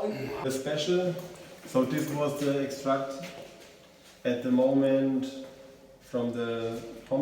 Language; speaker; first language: English; non-native, learner; German